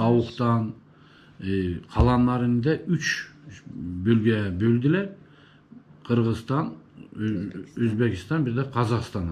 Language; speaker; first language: Turkish; early bilingual, heritage; Turkish